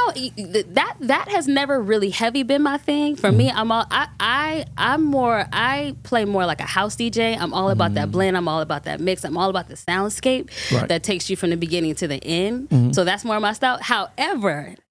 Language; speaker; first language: English; native; English